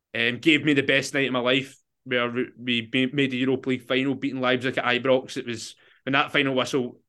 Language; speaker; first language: English; native; English